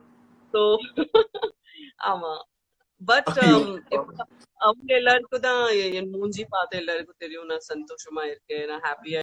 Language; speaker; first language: Tamil; non-native, fluent; Gujarati